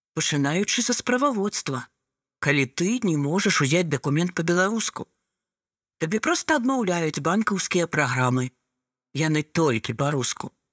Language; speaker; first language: Belarusian; non-native, local second language; Russian